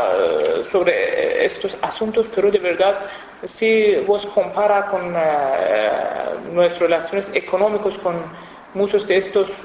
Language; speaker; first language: Spanish; non-native, fluent; Persian